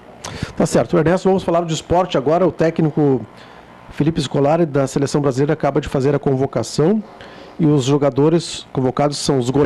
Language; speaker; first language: Portuguese; native; Portuguese